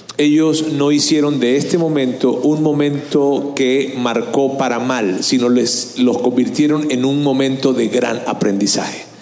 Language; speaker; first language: Spanish; native; Spanish